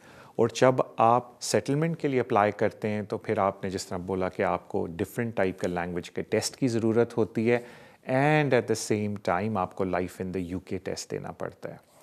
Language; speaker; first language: Urdu; native; Urdu